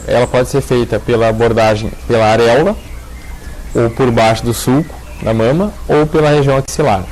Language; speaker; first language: Portuguese; native; Portuguese